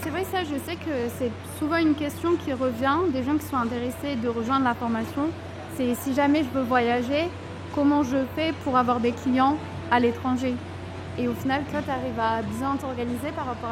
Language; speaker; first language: French; native; French